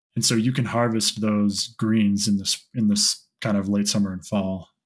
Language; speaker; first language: English; native; English